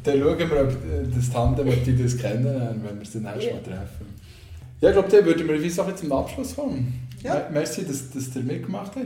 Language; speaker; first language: German; native; German